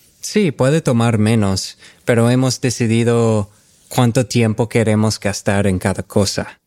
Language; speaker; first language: Spanish; non-native, fluent; English